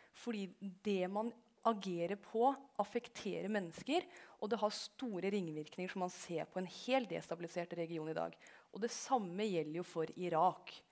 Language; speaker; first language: Norwegian; early bilingual, other home language; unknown